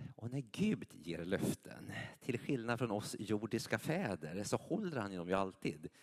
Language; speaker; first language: Swedish; native; Swedish